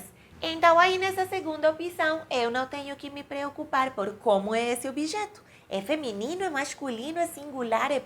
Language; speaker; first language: Portuguese; non-native, fluent; Spanish